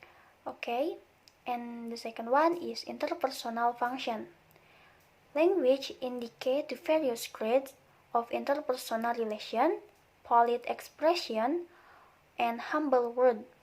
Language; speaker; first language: English; non-native, learner; Indonesian